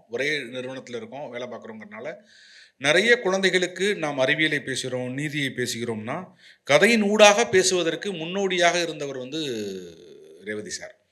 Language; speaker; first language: Tamil; non-native, local second language; Malayalam